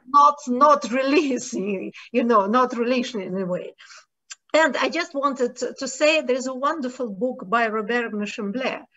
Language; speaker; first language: English; non-native, fluent; Russian